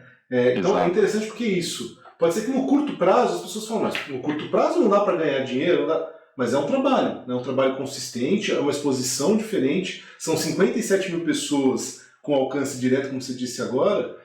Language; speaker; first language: Portuguese; native; Portuguese